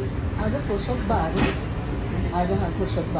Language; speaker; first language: Norwegian; non-native, learner; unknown